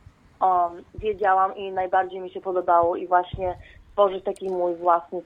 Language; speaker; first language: Polish; early bilingual, heritage; Polish